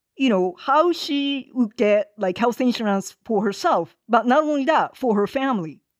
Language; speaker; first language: English; non-native, fluent; Japanese